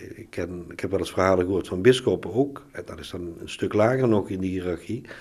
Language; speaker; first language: Dutch; native; Dutch